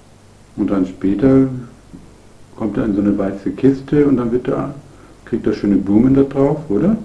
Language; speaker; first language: German; native; German